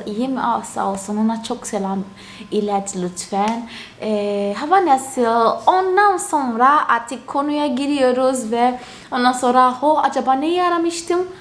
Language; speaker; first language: Turkish; non-native, fluent; Portuguese